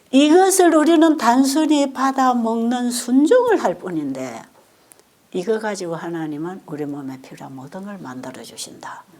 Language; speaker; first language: Korean; native; Korean